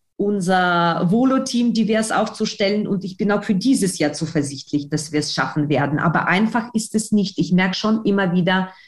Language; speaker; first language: German; non-native, fluent; Russian